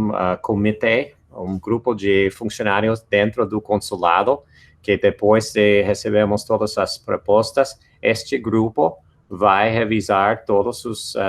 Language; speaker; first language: Portuguese; non-native, fluent; English